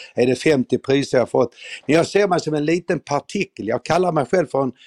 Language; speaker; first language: Swedish; native; Swedish